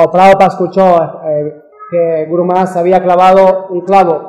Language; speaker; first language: Spanish; native; Spanish